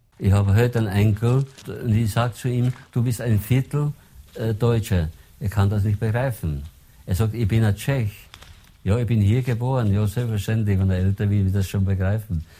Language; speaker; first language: German; native; German